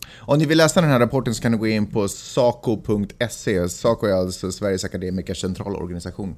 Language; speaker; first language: Swedish; native; Swedish